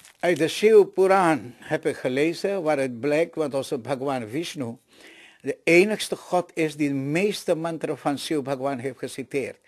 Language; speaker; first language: Dutch; non-native, local second language; Caribbean Hindustani